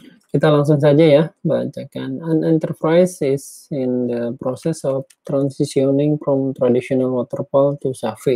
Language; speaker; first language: English; non-native, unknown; Indonesian